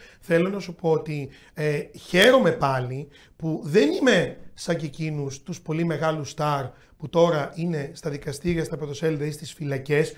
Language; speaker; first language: Greek; native; Greek